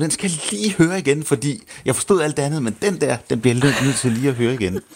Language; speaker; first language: Danish; native; Danish